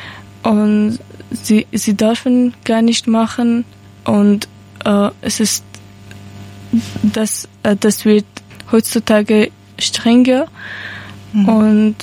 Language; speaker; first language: German; non-native, learner; Persian